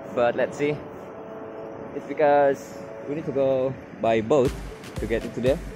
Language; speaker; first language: English; non-native, fluent; Indonesian